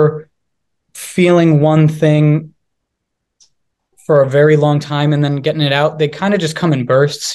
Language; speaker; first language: English; native; English